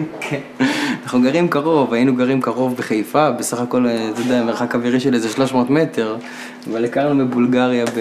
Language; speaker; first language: Hebrew; native; Hebrew